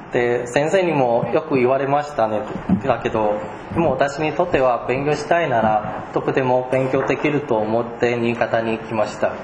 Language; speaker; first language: Japanese; non-native, fluent; Chinese